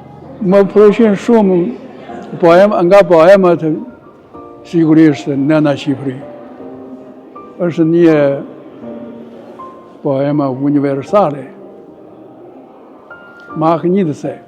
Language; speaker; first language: Albanian; non-native, fluent; Chinese